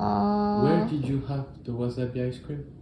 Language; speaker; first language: English; non-native, learner; French